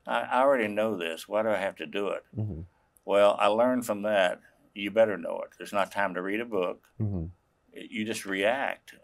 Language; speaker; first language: English; native; English